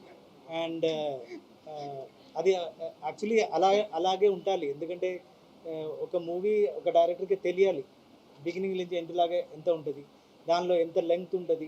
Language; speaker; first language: Telugu; non-native, fluent; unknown